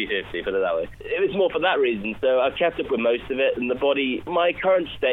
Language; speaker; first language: English; native; English